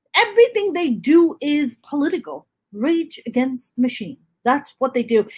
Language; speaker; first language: English; non-native, local second language; Urdu